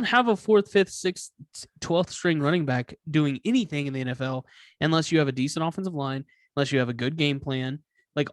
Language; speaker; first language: English; native; English